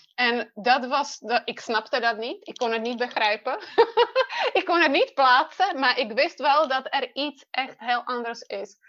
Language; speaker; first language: Dutch; non-native, fluent; Czech